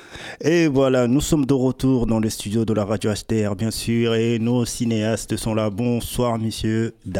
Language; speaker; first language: French; native; French